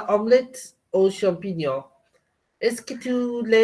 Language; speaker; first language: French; non-native, fluent; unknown